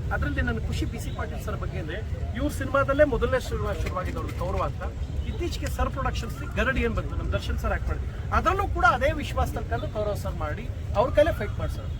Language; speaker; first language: Kannada; native; Kannada